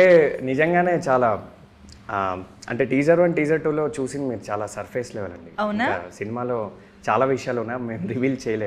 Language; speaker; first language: Telugu; native; Telugu